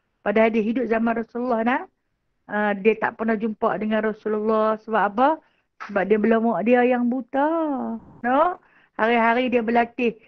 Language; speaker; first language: Malay; native; Malay